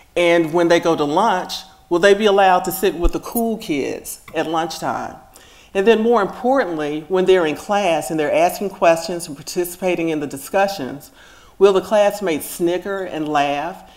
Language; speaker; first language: English; native; English